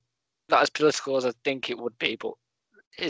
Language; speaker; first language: English; native; English